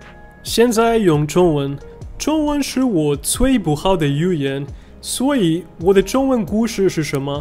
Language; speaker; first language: Chinese; non-native, learner; Spanish